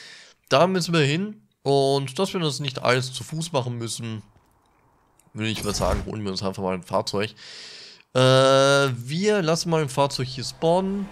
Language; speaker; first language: German; native; German